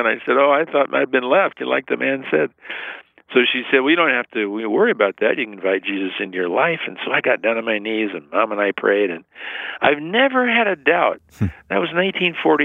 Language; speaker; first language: English; native; English